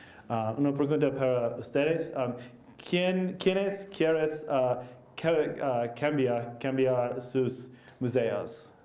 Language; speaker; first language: Spanish; non-native, learner; English